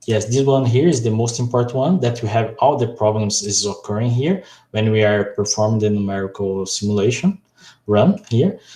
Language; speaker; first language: English; non-native, fluent; Portuguese